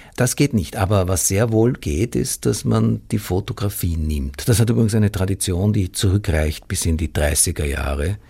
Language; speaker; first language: German; native; German